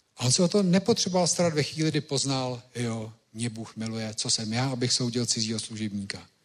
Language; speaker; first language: Czech; native; Czech